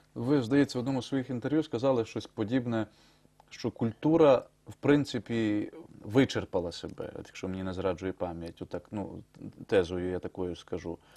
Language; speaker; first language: Ukrainian; native; Ukrainian